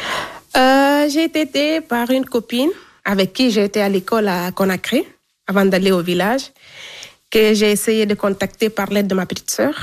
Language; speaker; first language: French; non-native, local second language; Fula